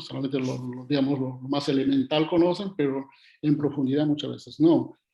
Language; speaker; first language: Spanish; native; Spanish